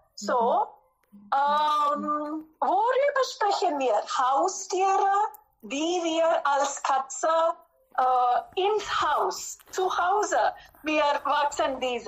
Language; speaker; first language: German; non-native, fluent; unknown